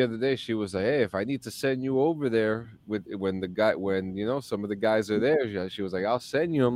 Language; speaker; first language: English; native; English